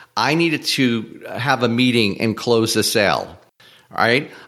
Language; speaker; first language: English; native; English